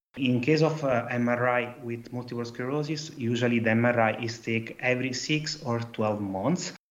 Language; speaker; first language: English; non-native, fluent; Italian